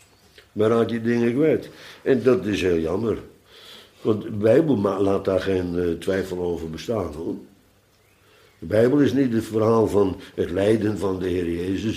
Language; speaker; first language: Dutch; native; Dutch